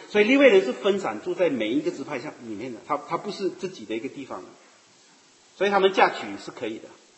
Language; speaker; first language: Chinese; native; Chinese